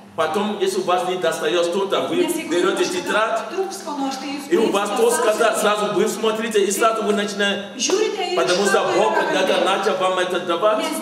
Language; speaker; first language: Russian; non-native, fluent; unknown